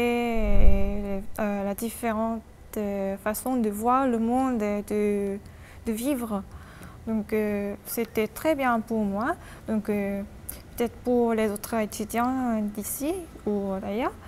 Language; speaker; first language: French; non-native, fluent; Korean